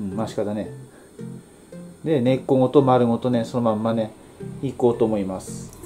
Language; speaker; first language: Japanese; native; Japanese